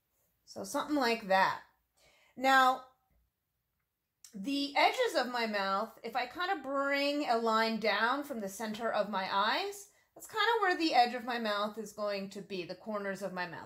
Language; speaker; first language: English; native; English